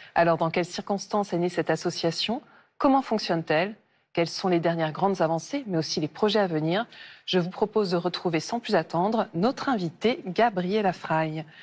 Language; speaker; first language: French; native; French